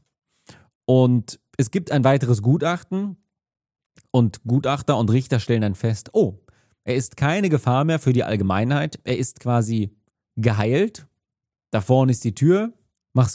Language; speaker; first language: German; native; German